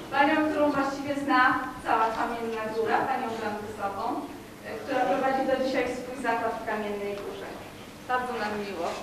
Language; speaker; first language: Polish; native; Polish